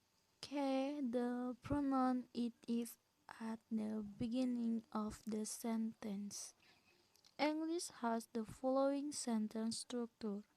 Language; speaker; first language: English; non-native, learner; Indonesian